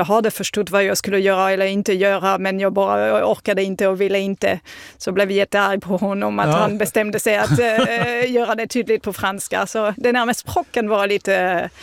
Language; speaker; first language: Swedish; non-native, fluent; French